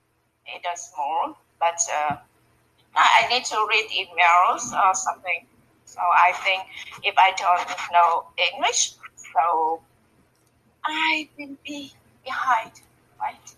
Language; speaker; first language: English; non-native, learner; Vietnamese